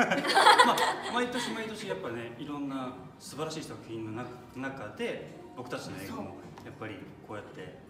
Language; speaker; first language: Japanese; native; Japanese